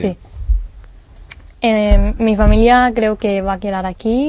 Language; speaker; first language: Spanish; non-native, learner; Hebrew